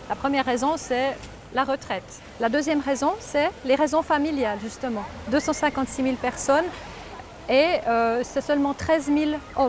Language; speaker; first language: French; native; French